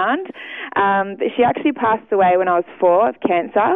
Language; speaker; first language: English; native; English